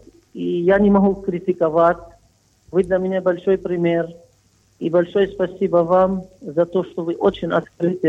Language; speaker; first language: Russian; non-native, fluent; Arabic